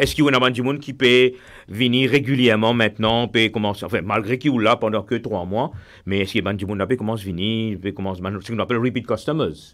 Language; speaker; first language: French; non-native, local second language; Morisyen